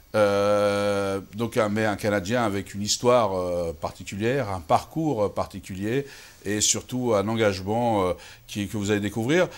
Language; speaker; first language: French; early bilingual, other home language; Kabyle